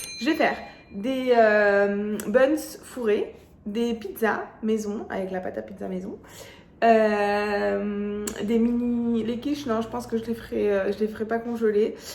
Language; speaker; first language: French; early bilingual, other home language; Arabic